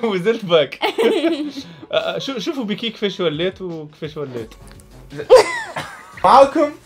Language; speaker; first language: Arabic; native; Arabic